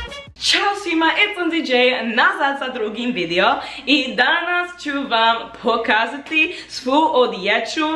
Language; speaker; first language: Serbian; non-native, learner; English